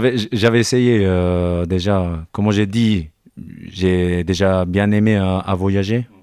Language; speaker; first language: French; non-native, learner; Japanese